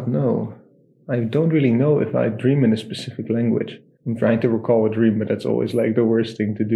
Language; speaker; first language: English; non-native, fluent; Dutch